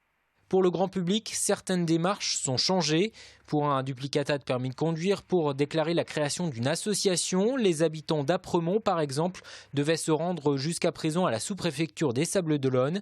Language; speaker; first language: French; native; French